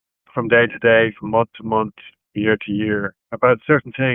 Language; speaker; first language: English; native; English